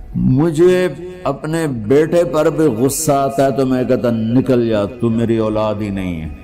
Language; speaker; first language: Urdu; non-native, local second language; Punjabi